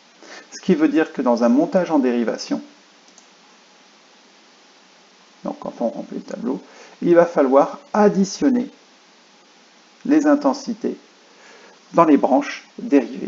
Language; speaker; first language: French; native; French